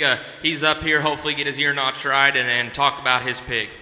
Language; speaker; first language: English; native; English